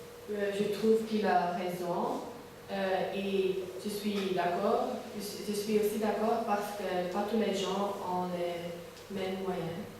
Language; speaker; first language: French; non-native, learner; Dutch